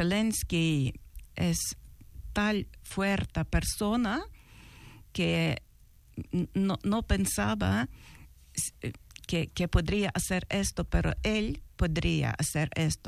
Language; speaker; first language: Spanish; non-native, learner; Ukrainian